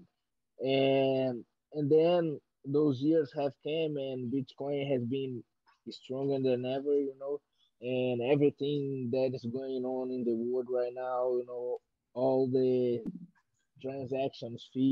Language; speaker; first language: English; non-native, fluent; Portuguese